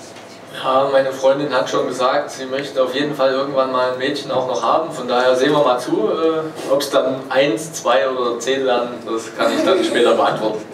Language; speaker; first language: German; native; German